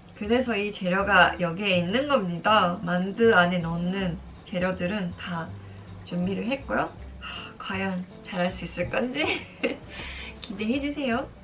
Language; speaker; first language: Korean; non-native, fluent; Japanese